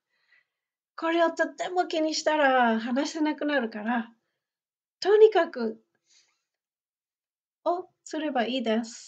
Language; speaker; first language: Japanese; non-native, fluent; English